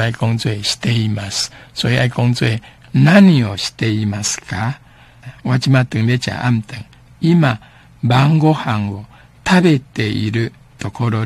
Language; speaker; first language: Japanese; non-native, fluent; Min Nan Chinese